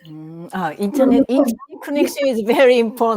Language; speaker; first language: English; non-native, learner; Japanese